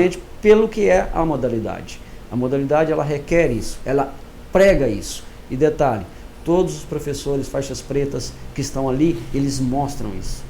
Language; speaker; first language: Portuguese; native; Portuguese